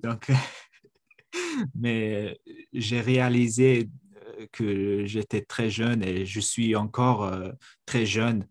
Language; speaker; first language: French; non-native, fluent; Mongolian